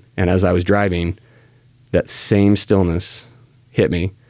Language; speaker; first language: English; native; English